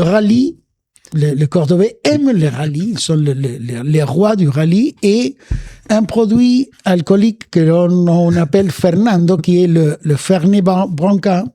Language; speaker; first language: French; non-native, fluent; Spanish